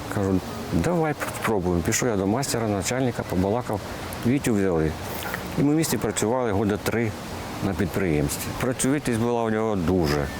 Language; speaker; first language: Ukrainian; non-native, local second language; Russian